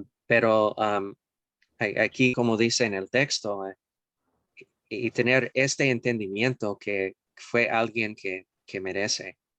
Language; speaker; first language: Spanish; non-native, fluent; English